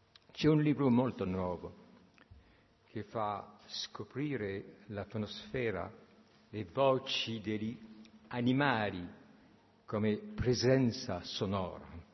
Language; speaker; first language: Italian; non-native, fluent; French